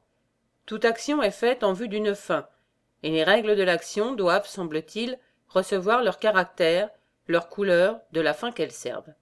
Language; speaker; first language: French; native; French